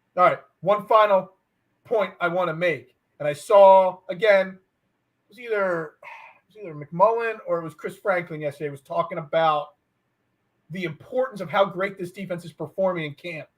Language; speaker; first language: English; native; English